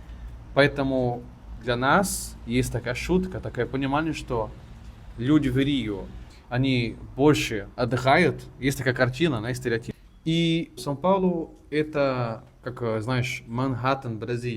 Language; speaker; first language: Russian; non-native, fluent; Portuguese